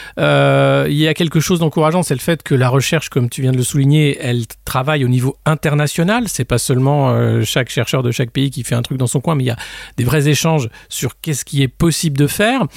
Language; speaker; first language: French; native; French